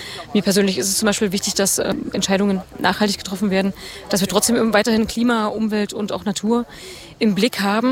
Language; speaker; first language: German; native; German